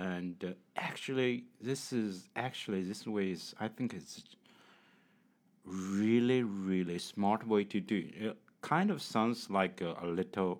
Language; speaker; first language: English; non-native, learner; Chinese